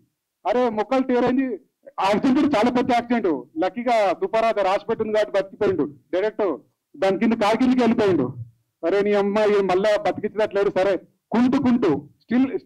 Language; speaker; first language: Telugu; native; Telugu